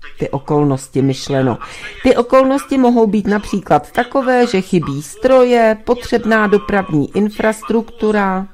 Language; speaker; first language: Czech; native; Czech